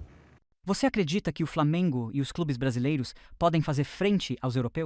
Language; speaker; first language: Portuguese; native; Portuguese